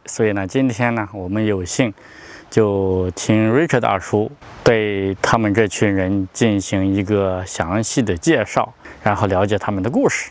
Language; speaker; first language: Chinese; native; Chinese